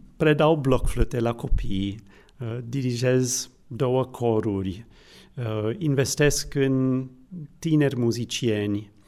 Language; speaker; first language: Romanian; non-native, fluent; English